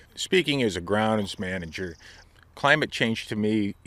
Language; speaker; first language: English; native; English